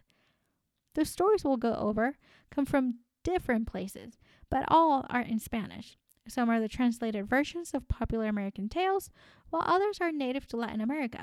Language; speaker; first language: English; non-native, fluent; Spanish